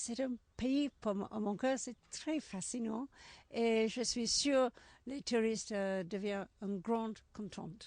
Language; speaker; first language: French; non-native, learner; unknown